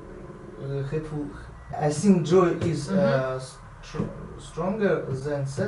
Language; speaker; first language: English; non-native, learner; Russian